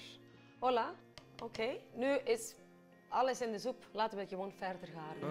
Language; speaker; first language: Dutch; non-native, fluent; Icelandic